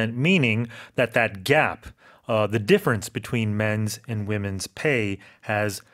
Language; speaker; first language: English; native; English